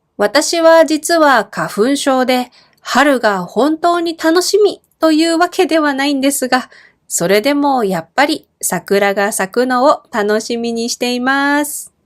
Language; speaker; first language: Japanese; native; Japanese